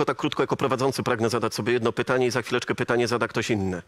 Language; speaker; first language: Polish; native; Polish